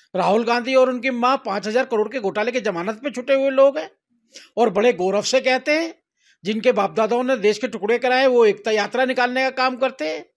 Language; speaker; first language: Hindi; native; Hindi